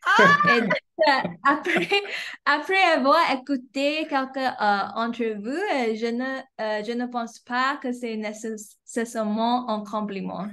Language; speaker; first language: French; non-native, fluent; English